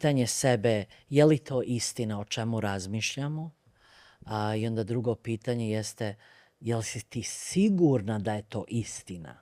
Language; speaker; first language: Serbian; early bilingual, other home language; Bosnian